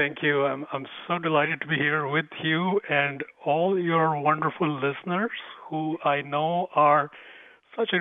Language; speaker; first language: English; non-native, local second language; Tamil